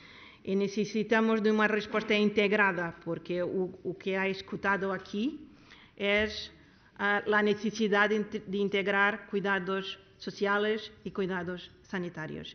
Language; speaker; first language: Spanish; non-native, learner; Portuguese